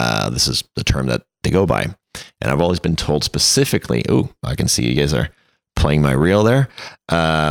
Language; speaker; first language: English; non-native, fluent; French